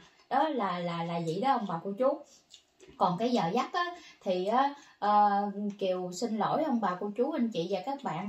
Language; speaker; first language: Vietnamese; native; Vietnamese